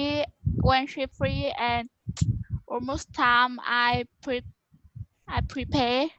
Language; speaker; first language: English; non-native, learner; Vietnamese